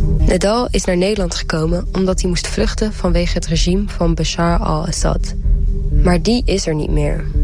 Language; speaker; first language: Dutch; early bilingual, heritage; Dutch